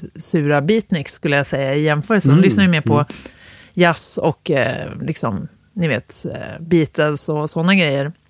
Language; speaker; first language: Swedish; native; Swedish